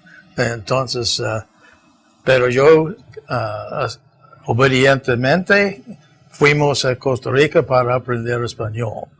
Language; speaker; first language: Spanish; non-native, fluent; English